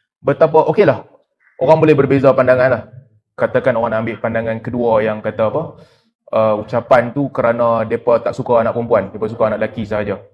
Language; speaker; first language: Malay; native; Malay